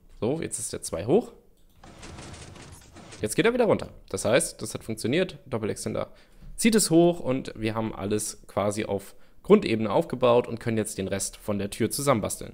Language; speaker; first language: German; native; German